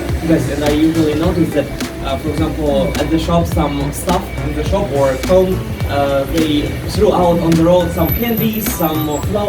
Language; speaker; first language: English; non-native, learner; Russian